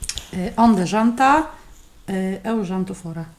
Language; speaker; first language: Portuguese; non-native, learner; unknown